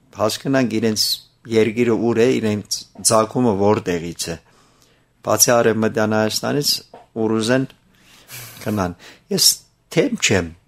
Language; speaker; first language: Armenian; early bilingual, heritage; Armenian